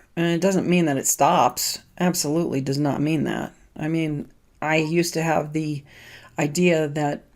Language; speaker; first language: English; native; English